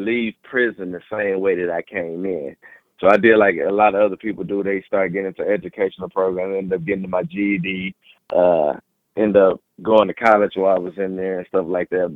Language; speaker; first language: English; native; English